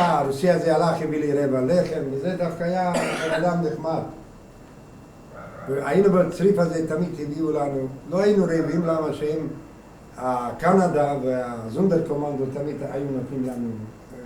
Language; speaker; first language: Hebrew; non-native, fluent; Hungarian